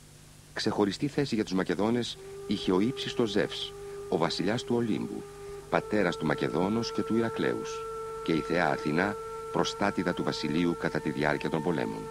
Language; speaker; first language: Greek; native; Greek